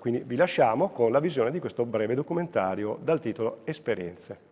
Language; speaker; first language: Italian; native; Italian